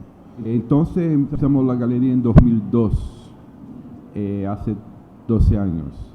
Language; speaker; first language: Spanish; non-native, learner; Portuguese